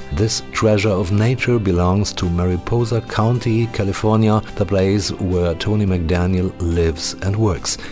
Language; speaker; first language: English; non-native, fluent; German